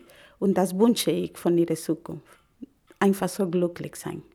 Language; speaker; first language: German; non-native, learner; Spanish